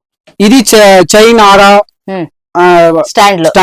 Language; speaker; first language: Telugu; non-native, learner; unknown